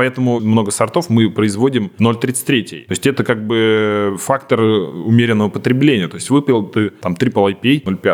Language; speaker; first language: Russian; native; Russian